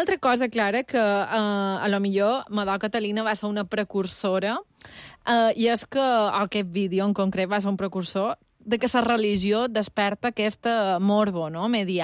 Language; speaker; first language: Catalan; native; Catalan